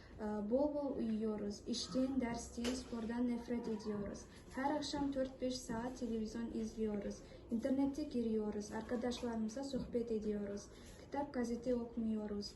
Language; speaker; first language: Turkish; non-native, learner; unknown